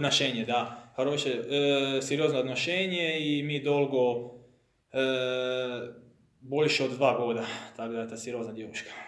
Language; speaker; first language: Russian; non-native, learner; Croatian